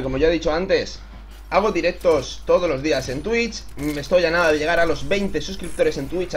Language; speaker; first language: Spanish; native; Spanish